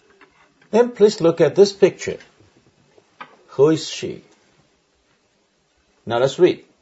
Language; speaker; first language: English; non-native, fluent; Chinese